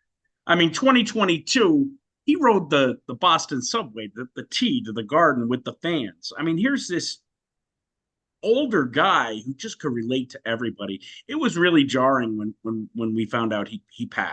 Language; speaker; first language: English; native; English